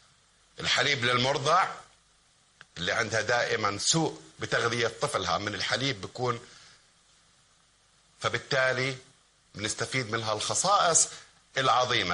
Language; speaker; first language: Arabic; native; Arabic